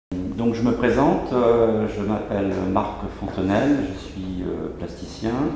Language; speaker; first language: French; native; French